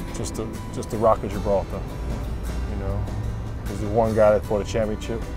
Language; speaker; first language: English; native; English